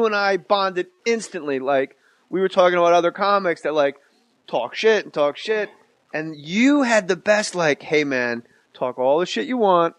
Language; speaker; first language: English; native; English